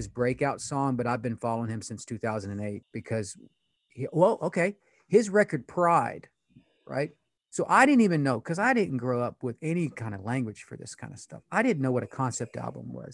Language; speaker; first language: English; early bilingual, other home language; Pennsylvania German